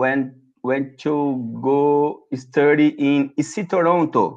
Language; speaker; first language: English; non-native, learner; Portuguese